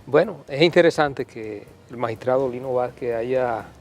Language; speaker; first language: Spanish; native; Spanish